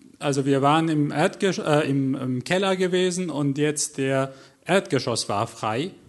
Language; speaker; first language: German; non-native, fluent; Arabic